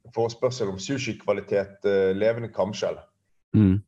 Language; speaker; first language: Norwegian; native; Norwegian